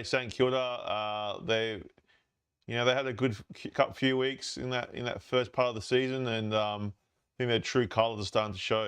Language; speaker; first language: English; native; English